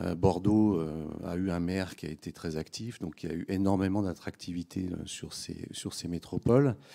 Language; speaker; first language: French; native; French